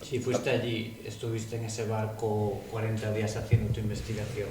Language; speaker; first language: Spanish; native; Spanish